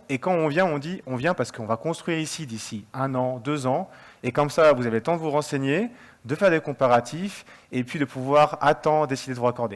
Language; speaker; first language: French; native; French